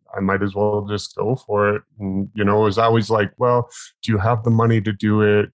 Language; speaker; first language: English; native; English